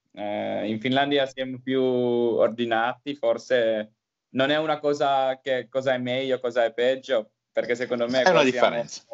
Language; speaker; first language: Italian; non-native, learner; Finnish